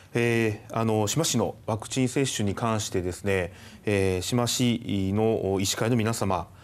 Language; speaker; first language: Japanese; native; Japanese